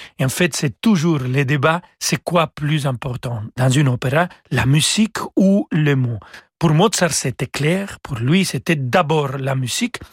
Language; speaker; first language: French; non-native, fluent; Spanish